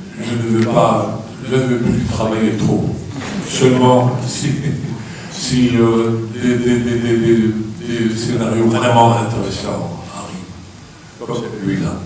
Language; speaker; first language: French; non-native, fluent; Swedish